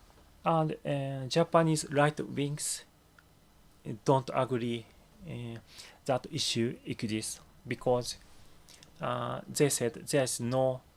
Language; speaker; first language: English; non-native, learner; Japanese